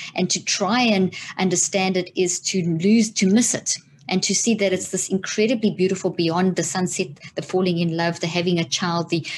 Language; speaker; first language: English; native; English